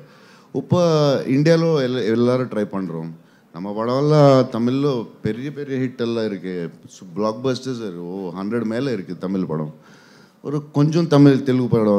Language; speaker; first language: Tamil; non-native, learner; Telugu